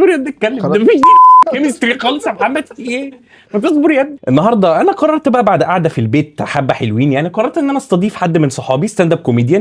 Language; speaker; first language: Arabic; native; Arabic